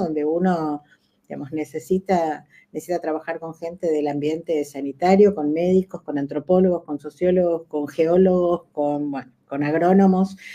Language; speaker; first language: Spanish; native; Spanish